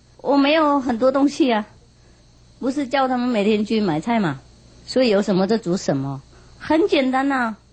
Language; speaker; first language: Chinese; non-native, fluent; Vietnamese